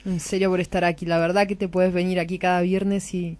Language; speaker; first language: Spanish; native; Spanish